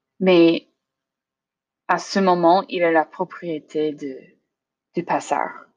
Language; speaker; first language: French; non-native, learner; English